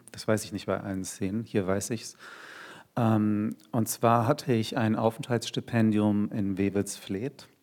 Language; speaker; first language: German; early bilingual, other home language; Turkish